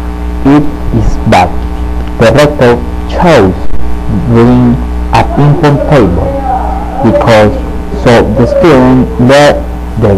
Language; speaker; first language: English; non-native, learner; Spanish